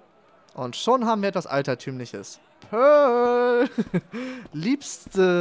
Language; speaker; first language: German; native; German